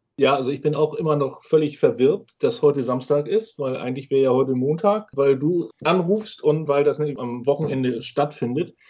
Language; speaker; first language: German; native; German